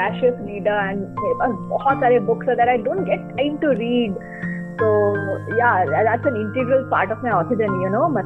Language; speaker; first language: English; non-native, local second language; Bangla